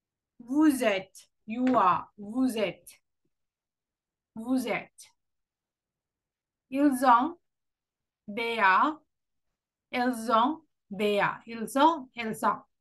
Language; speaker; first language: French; non-native, fluent; Sinhala